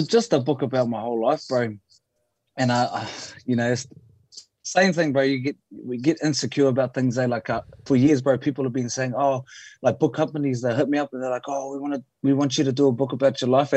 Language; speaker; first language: English; native; English